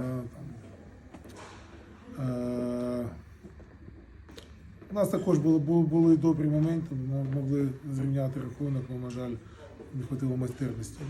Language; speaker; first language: Ukrainian; non-native, local second language; Russian